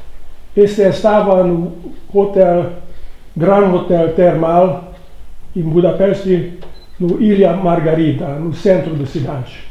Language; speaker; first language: Portuguese; non-native, learner; Hungarian